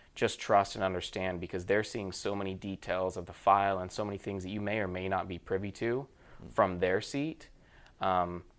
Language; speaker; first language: English; native; English